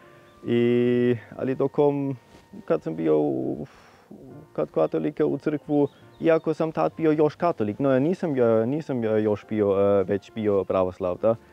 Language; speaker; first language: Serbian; non-native, fluent; German